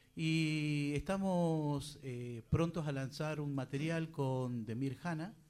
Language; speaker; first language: Spanish; native; Spanish